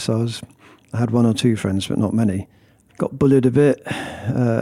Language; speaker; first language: English; native; English